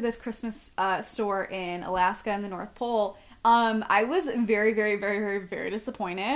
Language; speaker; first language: English; native; English